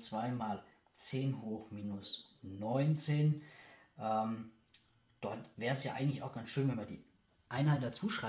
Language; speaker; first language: German; native; German